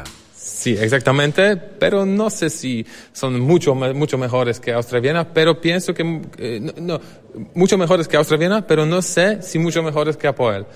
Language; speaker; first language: Spanish; non-native, fluent; Polish